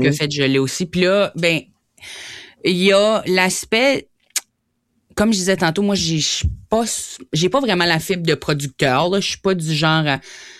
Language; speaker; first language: French; native; French